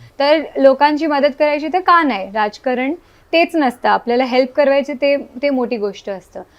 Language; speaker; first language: Marathi; native; Marathi